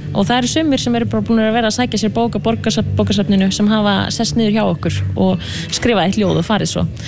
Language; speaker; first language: Icelandic; native; Icelandic